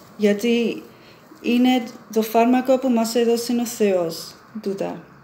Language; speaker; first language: Greek; early bilingual, heritage; Greek